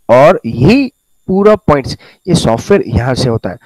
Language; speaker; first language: Hindi; native; Hindi